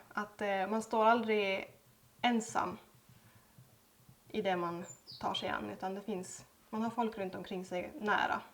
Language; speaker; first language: Swedish; native; Swedish